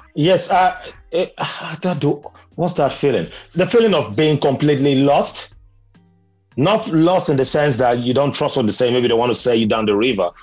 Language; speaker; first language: English; non-native, local second language; Nigerian Pidgin